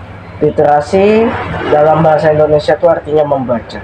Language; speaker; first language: Indonesian; native; Indonesian